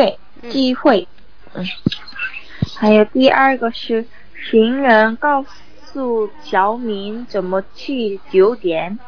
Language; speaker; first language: Chinese; non-native, learner; Korean